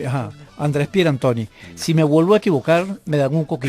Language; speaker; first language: Spanish; native; Spanish